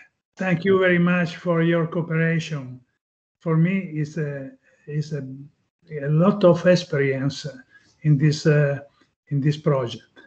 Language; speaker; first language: English; non-native, learner; Italian